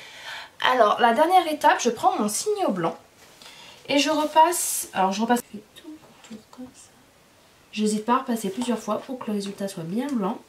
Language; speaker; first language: French; native; French